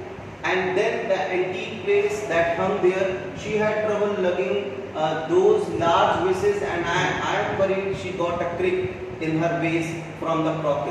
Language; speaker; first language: English; non-native, local second language; Hindi